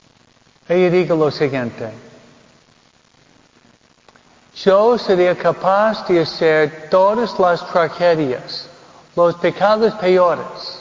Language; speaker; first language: Spanish; early bilingual, heritage; Spanish